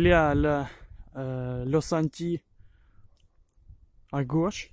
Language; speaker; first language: French; non-native, learner; Ukrainian